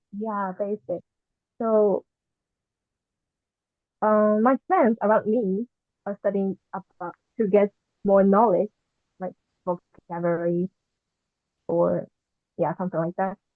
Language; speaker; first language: English; non-native, learner; Japanese